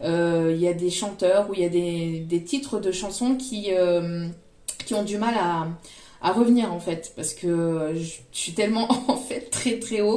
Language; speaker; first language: French; native; French